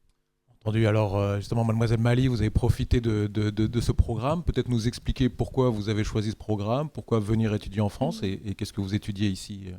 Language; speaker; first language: French; native; French